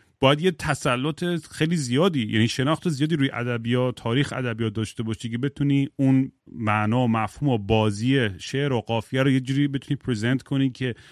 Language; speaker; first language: Persian; native; Persian